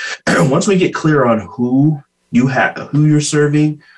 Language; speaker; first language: English; native; English